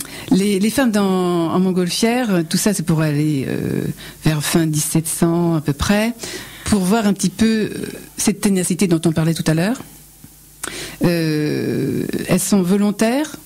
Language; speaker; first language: French; native; French